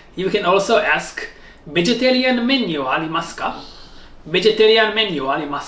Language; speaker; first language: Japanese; non-native, fluent; English